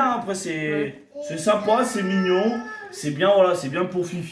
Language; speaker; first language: French; native; French